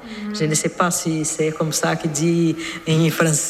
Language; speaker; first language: French; non-native, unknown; Portuguese